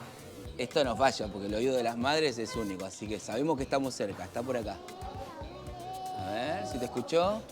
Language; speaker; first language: Spanish; native; Spanish